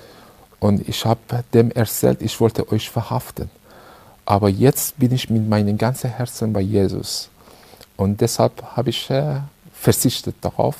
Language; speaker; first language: German; non-native, learner; Persian